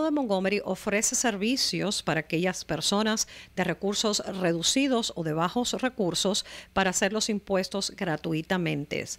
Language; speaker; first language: Spanish; native; Spanish